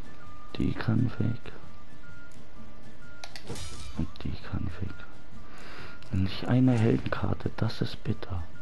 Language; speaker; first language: German; native; German